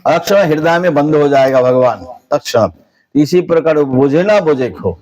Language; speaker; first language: Hindi; non-native, local second language; Bangla